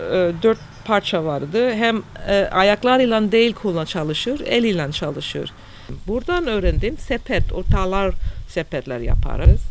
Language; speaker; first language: Turkish; non-native, fluent; English